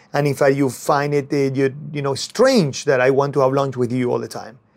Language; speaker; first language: English; non-native, fluent; Spanish